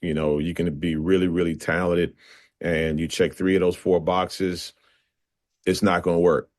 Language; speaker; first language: English; native; English